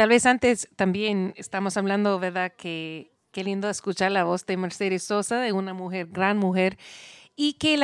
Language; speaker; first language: Spanish; non-native, learner; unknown